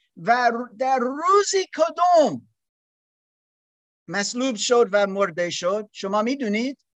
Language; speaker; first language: Persian; non-native, learner; German